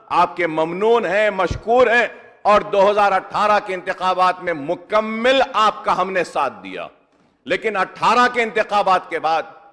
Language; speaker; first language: Urdu; native; Urdu